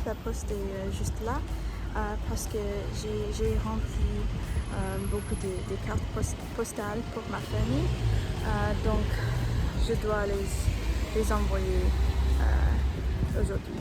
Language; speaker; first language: French; non-native, learner; English